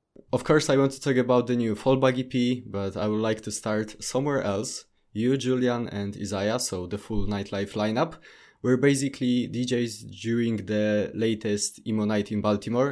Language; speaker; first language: English; non-native, fluent; Polish